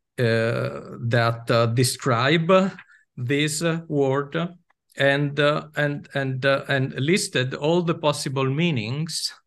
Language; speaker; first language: English; non-native, fluent; Italian